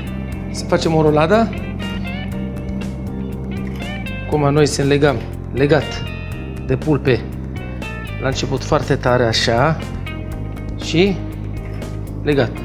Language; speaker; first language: Romanian; non-native, learner; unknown